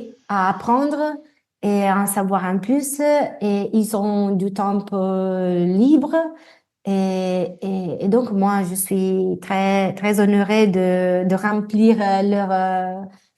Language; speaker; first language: French; non-native, fluent; Italian